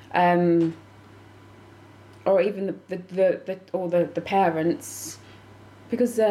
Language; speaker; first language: English; native; English